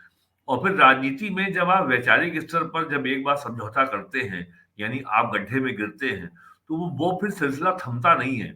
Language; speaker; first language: Hindi; native; Hindi